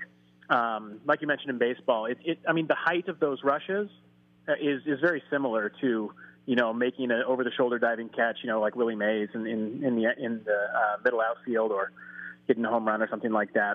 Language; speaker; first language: English; native; English